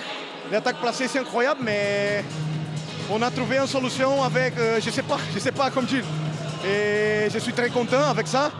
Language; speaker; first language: French; non-native, learner; Portuguese